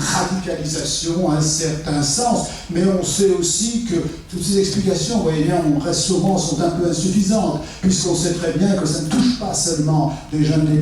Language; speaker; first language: French; native; French